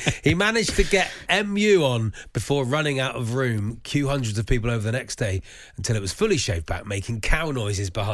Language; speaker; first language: English; native; English